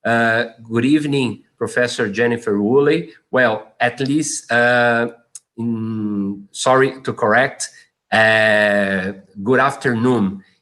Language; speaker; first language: English; non-native, fluent; Portuguese